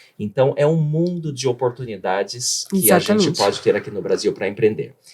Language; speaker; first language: Portuguese; native; Portuguese